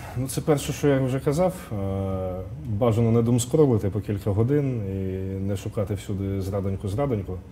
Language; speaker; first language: Ukrainian; non-native, local second language; Russian